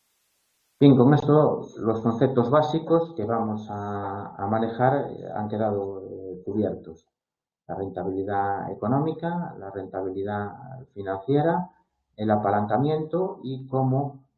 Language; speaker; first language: Spanish; native; Spanish